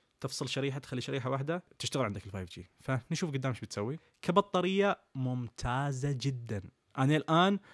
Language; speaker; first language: Arabic; native; Arabic